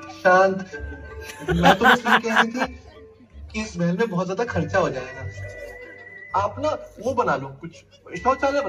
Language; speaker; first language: Hindi; native; Hindi